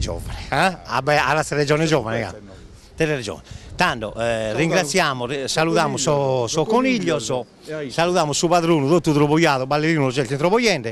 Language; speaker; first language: Italian; native; Italian